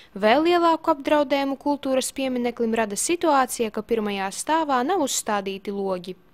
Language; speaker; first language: Latvian; native; Latvian